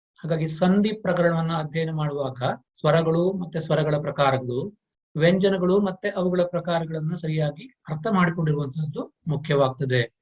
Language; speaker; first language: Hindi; non-native, local second language; Kannada